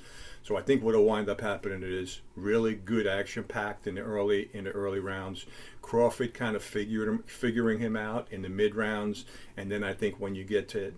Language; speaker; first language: English; native; English